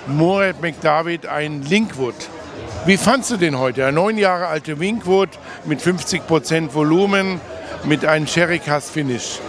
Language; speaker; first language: German; native; German